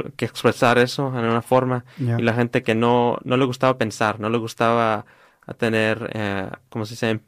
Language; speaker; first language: Spanish; early bilingual, heritage; Spanish